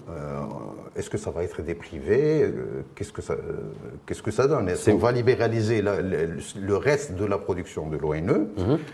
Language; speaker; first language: French; non-native, local second language; Arabic